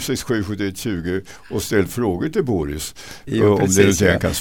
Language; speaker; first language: Swedish; native; Swedish